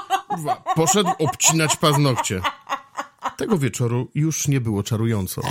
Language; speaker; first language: Polish; native; Polish